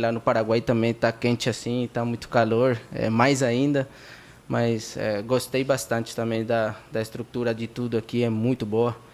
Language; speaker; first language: Portuguese; non-native, fluent; Spanish